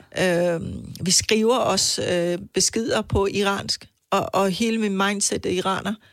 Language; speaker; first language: Danish; non-native, fluent; Persian